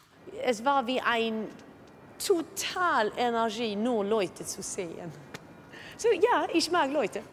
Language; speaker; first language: German; non-native, learner; Swedish